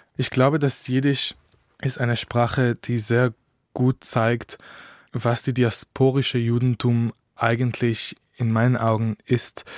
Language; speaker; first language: German; non-native, fluent; Hebrew